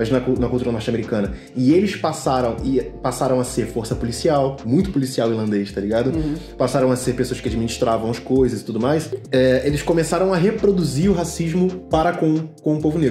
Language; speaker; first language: Portuguese; native; Portuguese